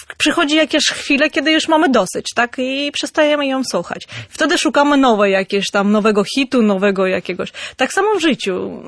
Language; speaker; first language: Polish; non-native, fluent; Armenian